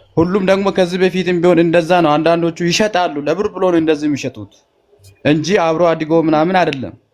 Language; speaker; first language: Amharic; non-native, local second language; Hadiyya